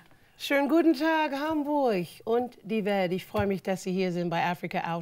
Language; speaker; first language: German; non-native, fluent; English